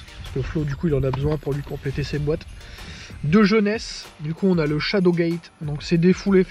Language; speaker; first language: French; native; French